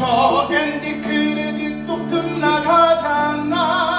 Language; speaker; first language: Korean; native; Korean